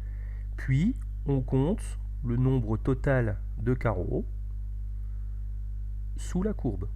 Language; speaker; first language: French; native; French